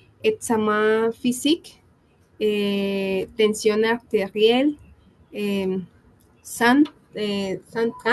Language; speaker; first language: French; non-native, learner; Spanish